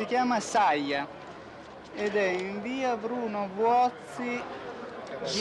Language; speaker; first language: Italian; native; Italian